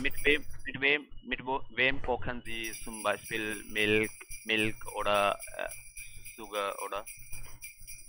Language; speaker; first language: German; non-native, learner; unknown